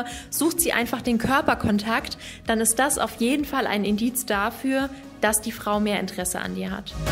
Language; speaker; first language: German; native; German